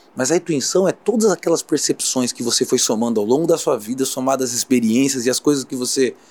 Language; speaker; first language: Portuguese; native; Portuguese